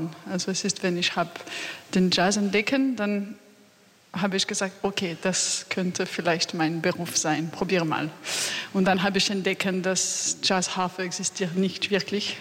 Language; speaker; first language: German; non-native, fluent; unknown